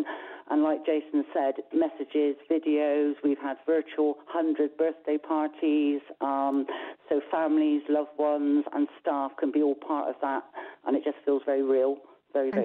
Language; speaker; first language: English; native; English